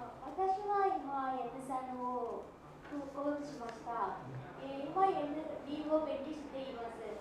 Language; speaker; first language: Japanese; non-native, learner; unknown